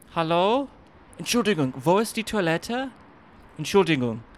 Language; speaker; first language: German; non-native, learner; English